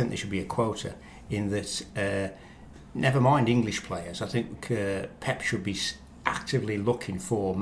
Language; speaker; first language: English; native; English